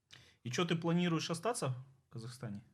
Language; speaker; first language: Russian; native; Russian